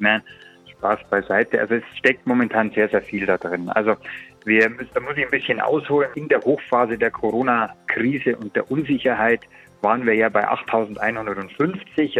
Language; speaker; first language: German; native; German